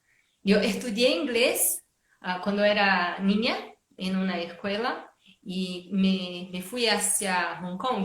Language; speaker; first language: Spanish; non-native, fluent; Portuguese